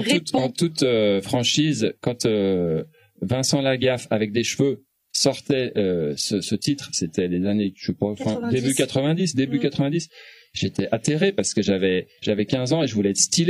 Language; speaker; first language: French; native; French